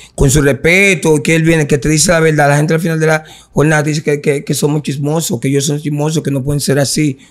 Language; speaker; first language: Spanish; native; Spanish